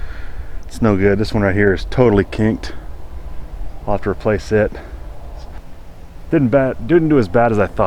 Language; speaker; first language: English; native; English